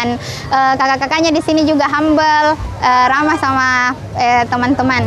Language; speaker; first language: Indonesian; native; Indonesian